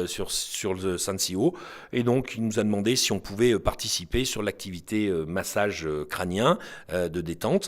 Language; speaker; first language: French; native; French